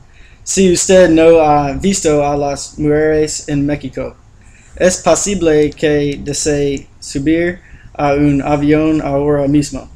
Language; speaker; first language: Spanish; non-native, learner; English